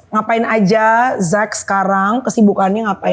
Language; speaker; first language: Indonesian; native; Indonesian